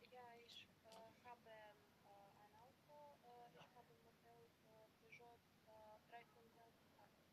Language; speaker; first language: German; non-native, learner; Macedonian